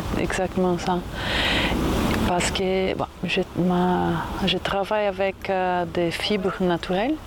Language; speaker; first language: French; non-native, fluent; Portuguese